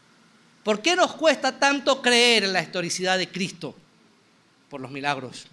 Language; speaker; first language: Spanish; native; Spanish